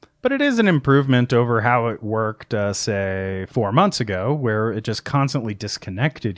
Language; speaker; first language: English; native; English